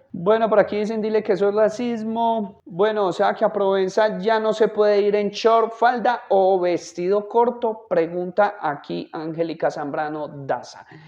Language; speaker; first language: Spanish; native; Spanish